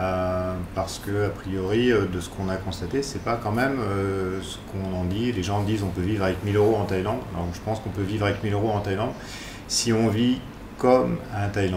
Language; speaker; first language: French; native; French